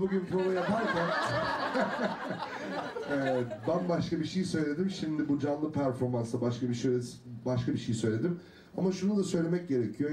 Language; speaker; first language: Turkish; native; Turkish